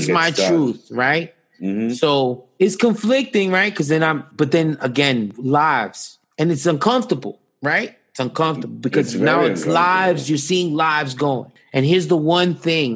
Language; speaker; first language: English; native; English